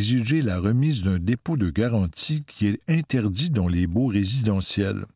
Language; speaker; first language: French; native; French